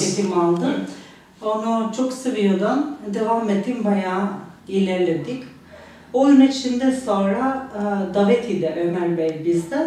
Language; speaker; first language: Turkish; non-native, learner; Albanian